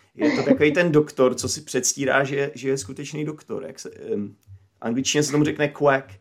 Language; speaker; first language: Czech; native; Czech